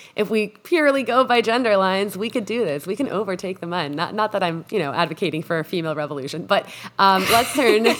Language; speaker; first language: English; non-native, fluent; Spanish